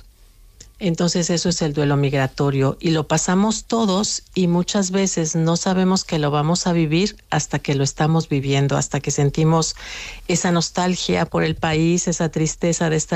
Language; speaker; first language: Spanish; native; Spanish